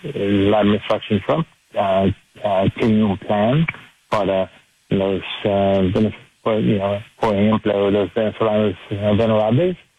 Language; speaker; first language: Spanish; non-native, learner; English